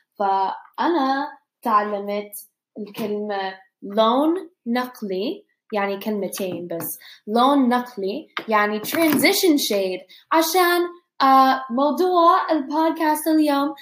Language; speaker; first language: Arabic; non-native, learner; English